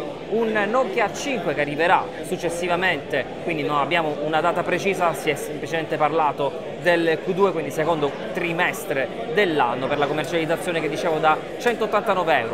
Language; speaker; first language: Italian; native; Italian